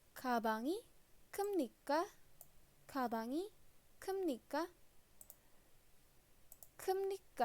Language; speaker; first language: Korean; non-native, fluent; Indonesian